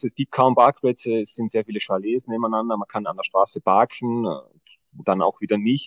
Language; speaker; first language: German; native; German